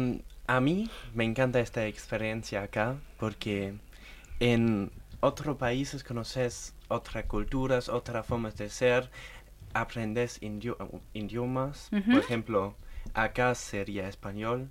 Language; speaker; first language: Spanish; non-native, fluent; German